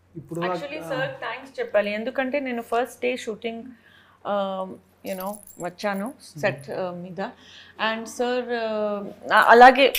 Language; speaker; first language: Telugu; non-native, fluent; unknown